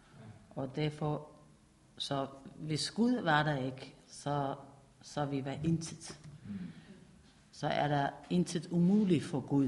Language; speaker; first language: Danish; non-native, learner; Persian